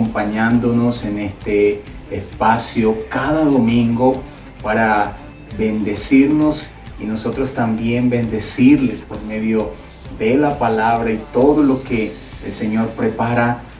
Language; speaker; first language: Spanish; native; Spanish